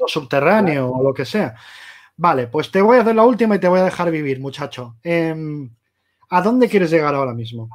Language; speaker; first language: Spanish; native; Spanish